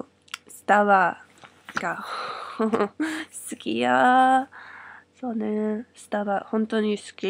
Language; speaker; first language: Japanese; non-native, learner; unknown